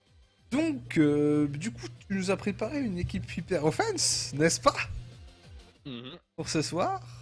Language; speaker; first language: French; native; French